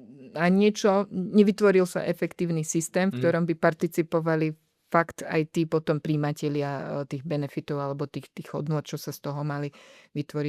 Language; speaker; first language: Slovak; native; Slovak